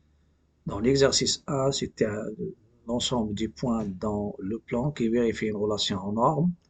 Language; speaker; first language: French; non-native, local second language; Arabic